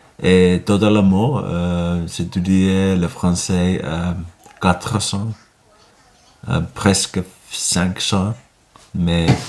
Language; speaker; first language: French; non-native, learner; Finnish